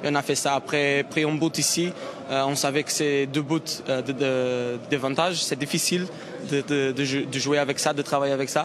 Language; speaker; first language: French; non-native, fluent; Portuguese